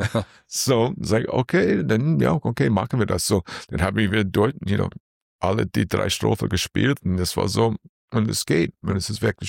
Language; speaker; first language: German; non-native, learner; English